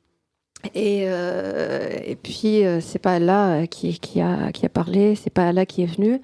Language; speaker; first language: French; non-native, local second language; Arabic